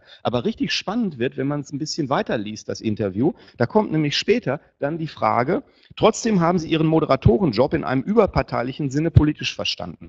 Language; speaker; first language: German; native; German